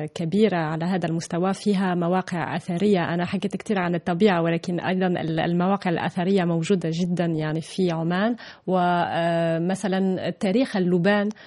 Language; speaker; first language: Arabic; non-native, fluent; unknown